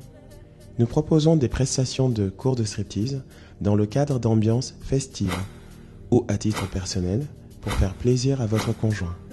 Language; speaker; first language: French; native; French